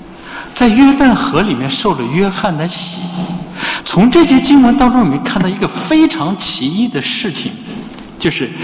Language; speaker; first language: Chinese; native; Chinese